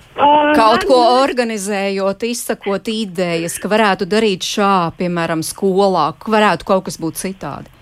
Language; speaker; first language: Latvian; native; Latvian